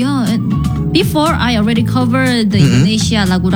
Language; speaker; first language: English; non-native, learner; Korean